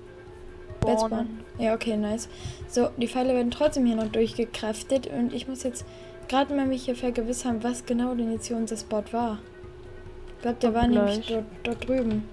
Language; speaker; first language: German; native; German